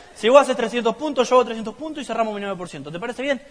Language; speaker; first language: Spanish; native; Spanish